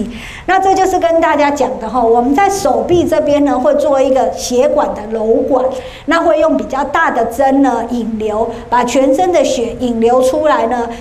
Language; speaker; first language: Chinese; native; Chinese